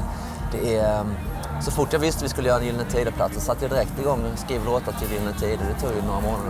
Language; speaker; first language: Swedish; native; Swedish